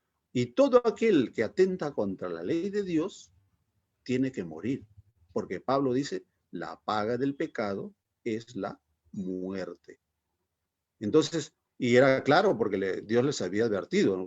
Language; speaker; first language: Spanish; native; Spanish